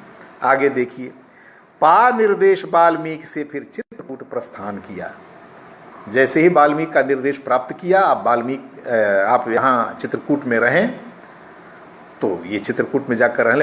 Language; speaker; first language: Hindi; native; Hindi